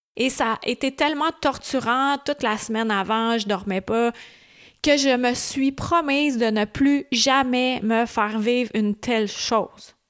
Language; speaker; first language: French; native; French